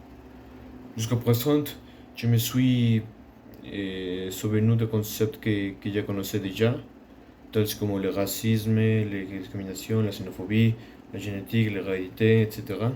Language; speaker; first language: French; non-native, learner; Spanish